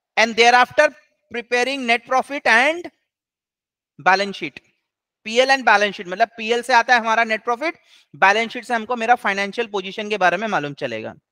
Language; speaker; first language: Hindi; native; Hindi